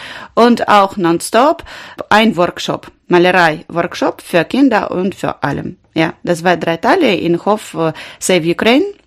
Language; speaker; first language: German; non-native, learner; Ukrainian